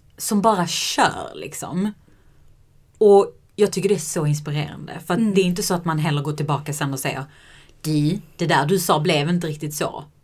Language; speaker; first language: Swedish; native; Swedish